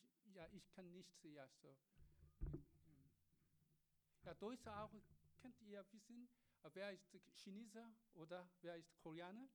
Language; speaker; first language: German; non-native, learner; Korean